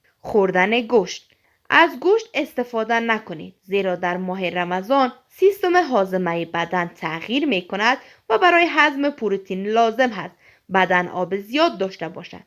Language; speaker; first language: Persian; native; Persian